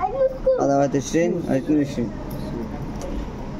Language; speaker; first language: Arabic; non-native, learner; Bangla